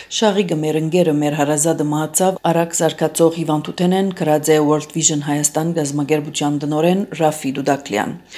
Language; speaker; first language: Armenian; native; Armenian